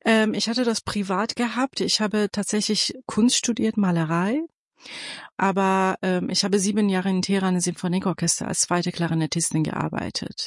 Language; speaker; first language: German; non-native, fluent; Persian